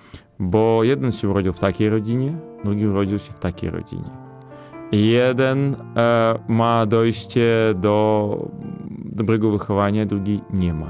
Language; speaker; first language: Polish; non-native, fluent; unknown